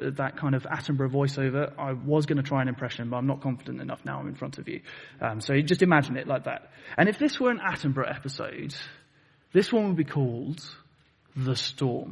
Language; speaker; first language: English; native; English